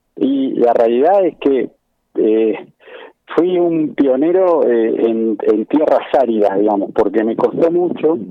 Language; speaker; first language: Spanish; native; Spanish